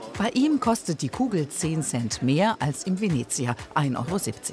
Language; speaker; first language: German; native; German